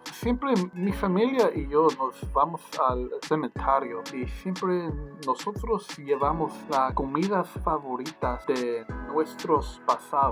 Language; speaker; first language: Spanish; early bilingual, heritage; Spanish